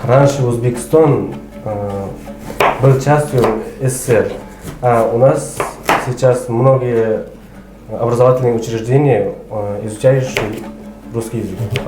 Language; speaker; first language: Russian; non-native, fluent; Uzbek